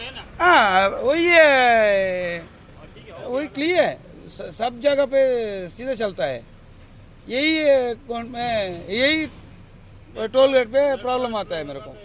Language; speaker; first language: Hindi; non-native, local second language; Kannada